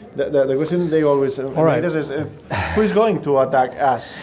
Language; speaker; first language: English; non-native, fluent; Catalan